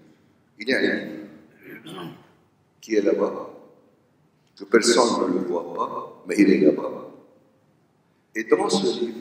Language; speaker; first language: French; non-native, local second language; Arabic